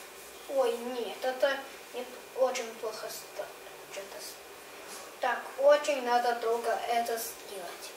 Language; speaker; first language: Russian; early bilingual, heritage; Russian